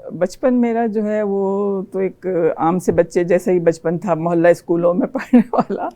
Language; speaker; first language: Urdu; native; Urdu